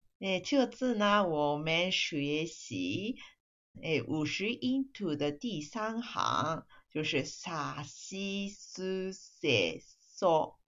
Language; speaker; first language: Chinese; non-native, fluent; Japanese